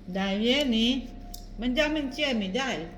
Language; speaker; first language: Italian; non-native, learner; Filipino